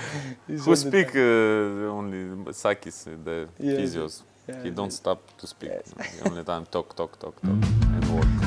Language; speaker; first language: English; non-native, fluent; Russian